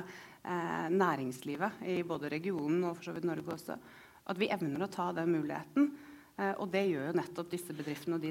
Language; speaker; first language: Norwegian; native; Norwegian